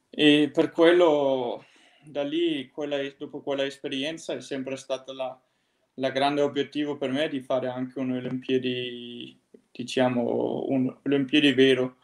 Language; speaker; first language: Italian; non-native, fluent; Danish